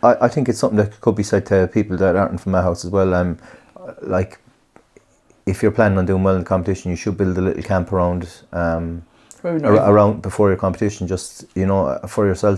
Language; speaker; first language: English; native; English